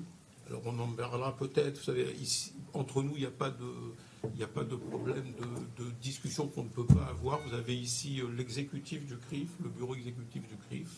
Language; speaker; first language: French; native; French